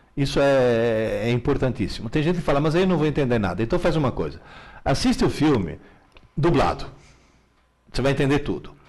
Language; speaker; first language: Portuguese; early bilingual, other home language; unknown